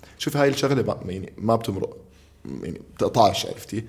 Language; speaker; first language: Arabic; native; Arabic